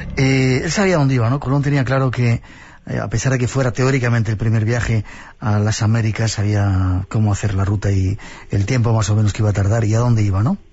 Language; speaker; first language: Spanish; native; Spanish